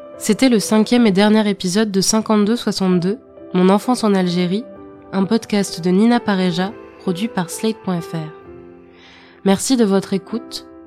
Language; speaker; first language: French; native; French